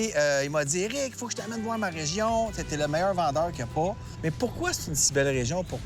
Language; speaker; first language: French; native; French